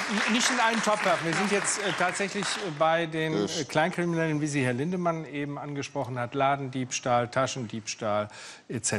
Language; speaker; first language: German; native; German